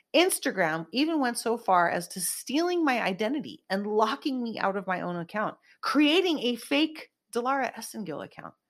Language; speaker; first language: English; native; English